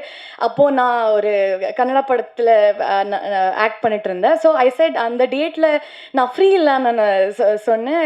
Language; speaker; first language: Tamil; non-native, learner; Kannada